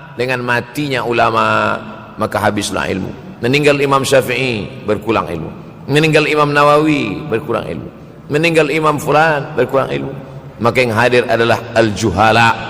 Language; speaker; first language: Malay; native; Malay